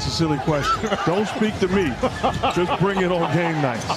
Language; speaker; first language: English; native; English